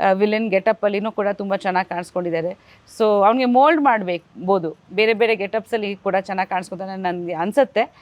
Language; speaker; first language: Kannada; non-native, fluent; Bangla